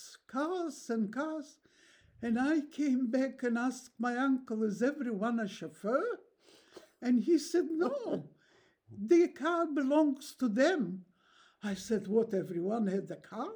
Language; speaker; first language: English; non-native, fluent; Russian